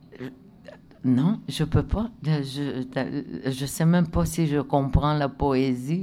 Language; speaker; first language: French; non-native, local second language; Innu-aimun